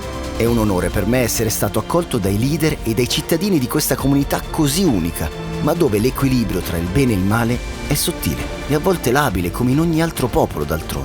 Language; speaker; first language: Italian; native; Italian